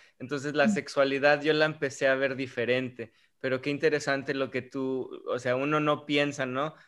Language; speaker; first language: Spanish; early bilingual, heritage; Spanish